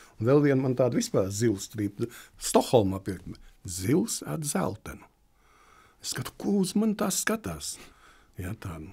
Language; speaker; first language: Latvian; native; Latvian